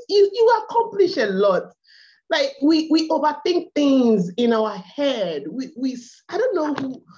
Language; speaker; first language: English; non-native, local second language; Igbo